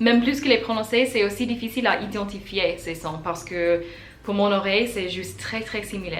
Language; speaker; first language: French; non-native, learner; English